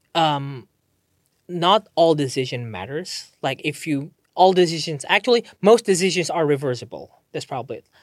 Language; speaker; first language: English; non-native, fluent; Indonesian